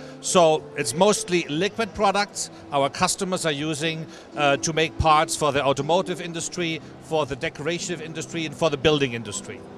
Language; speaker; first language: English; non-native, fluent; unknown